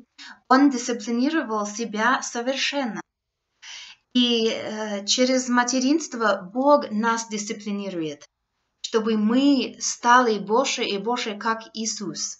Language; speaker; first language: Russian; non-native, fluent; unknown